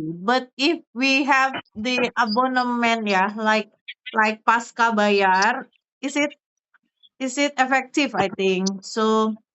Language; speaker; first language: English; non-native, learner; Indonesian